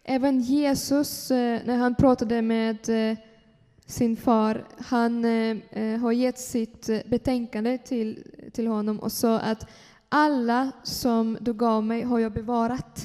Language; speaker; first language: Swedish; non-native, fluent; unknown